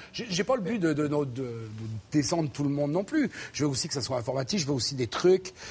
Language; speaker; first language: French; native; French